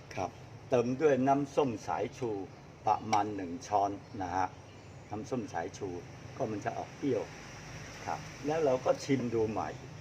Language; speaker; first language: Thai; non-native, fluent; Chinese